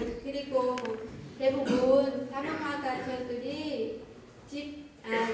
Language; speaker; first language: Korean; non-native, learner; Vietnamese